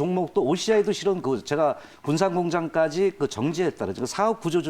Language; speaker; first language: Korean; native; Korean